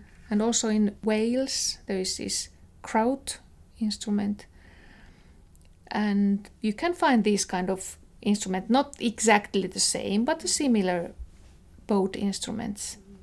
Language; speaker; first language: English; non-native, fluent; Finnish